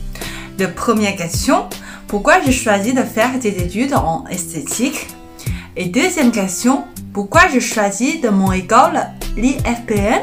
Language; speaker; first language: French; non-native, fluent; Chinese